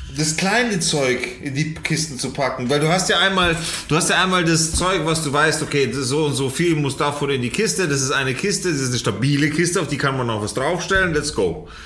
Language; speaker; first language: German; early bilingual, other home language; Polish